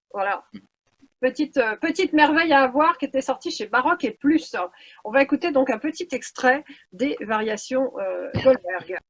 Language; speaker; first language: French; native; French